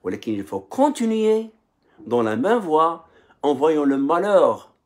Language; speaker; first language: French; non-native, local second language; Arabic